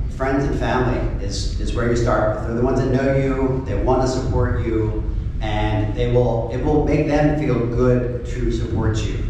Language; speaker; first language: English; native; English